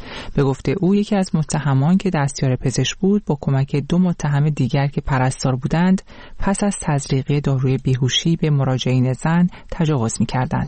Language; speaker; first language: Persian; native; Persian